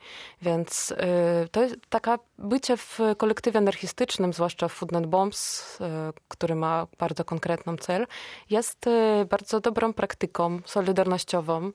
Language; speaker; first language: Polish; non-native, fluent; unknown